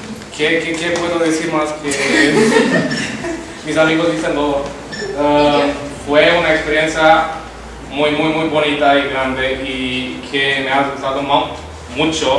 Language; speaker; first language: Spanish; non-native, learner; Romanian